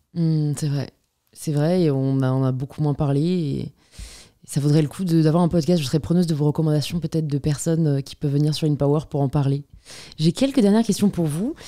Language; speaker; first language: French; native; French